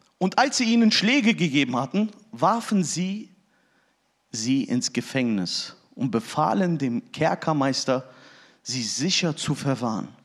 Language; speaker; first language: German; early bilingual, other home language; Turkish